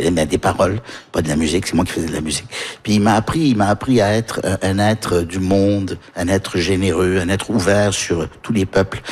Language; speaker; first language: French; native; French